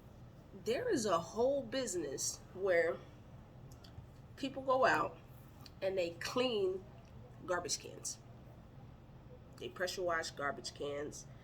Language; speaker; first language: English; native; English